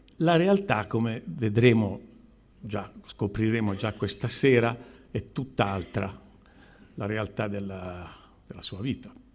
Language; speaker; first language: Italian; native; Italian